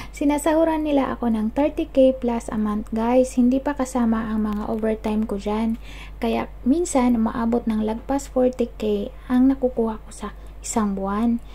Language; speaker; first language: Filipino; non-native, local second language; Cebuano